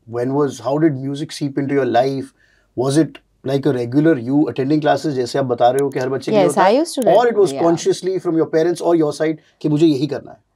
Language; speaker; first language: Hindi; native; Hindi